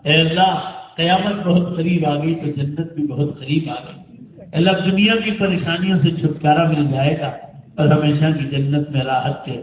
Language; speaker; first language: Urdu; non-native, local second language; Gujarati